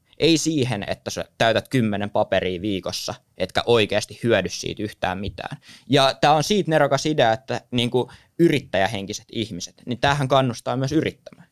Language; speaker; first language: Finnish; native; Finnish